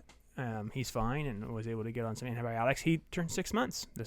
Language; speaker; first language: English; native; English